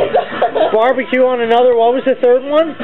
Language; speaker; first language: English; native; English